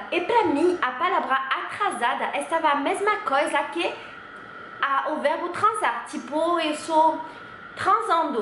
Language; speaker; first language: Portuguese; non-native, fluent; French